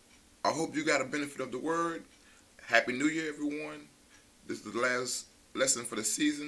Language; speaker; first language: English; native; English